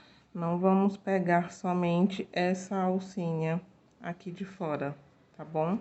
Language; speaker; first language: Portuguese; native; Portuguese